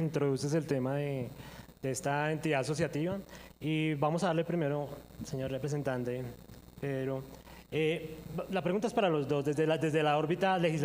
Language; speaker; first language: Spanish; native; Spanish